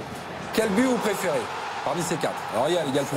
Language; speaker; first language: French; native; French